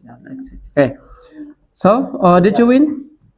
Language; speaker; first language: English; non-native, learner; Indonesian